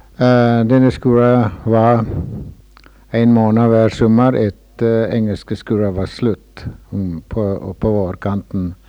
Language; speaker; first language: Norwegian; early bilingual, heritage; Norwegian